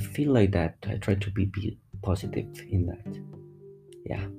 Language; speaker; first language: English; non-native, fluent; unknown